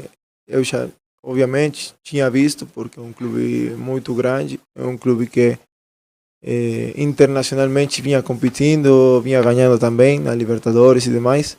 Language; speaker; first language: Portuguese; non-native, fluent; Spanish